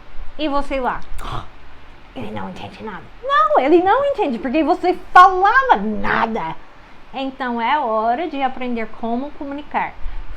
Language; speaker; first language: Portuguese; non-native, fluent; English